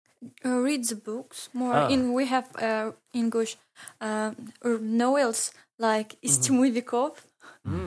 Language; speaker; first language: English; non-native, learner; Ingush